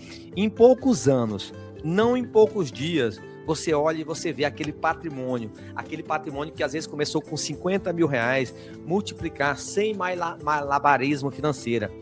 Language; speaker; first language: Portuguese; native; Portuguese